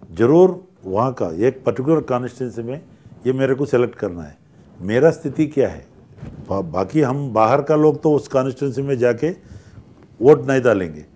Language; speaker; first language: Hindi; non-native, local second language; Telugu